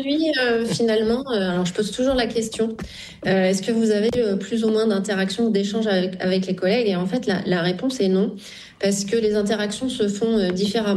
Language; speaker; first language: French; native; French